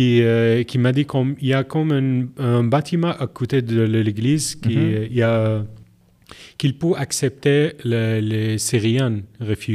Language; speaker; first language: French; non-native, learner; Arabic